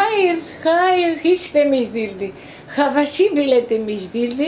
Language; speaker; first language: Turkish; non-native, local second language; Greek